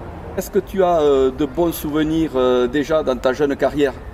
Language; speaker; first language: French; native; French